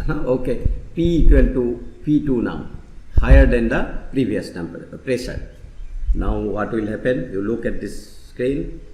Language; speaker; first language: English; non-native, local second language; Assamese